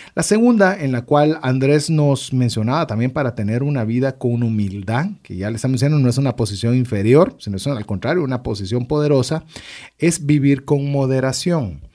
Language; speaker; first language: Spanish; native; Spanish